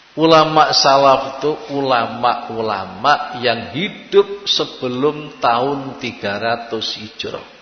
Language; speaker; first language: Indonesian; non-native, local second language; Javanese